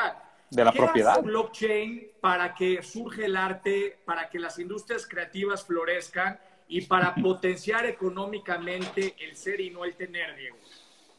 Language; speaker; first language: Spanish; native; Spanish